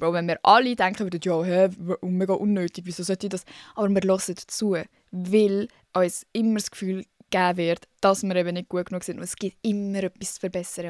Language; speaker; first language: German; native; German